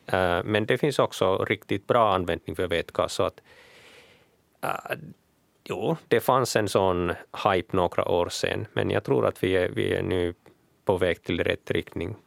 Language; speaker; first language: Swedish; non-native, local second language; Finnish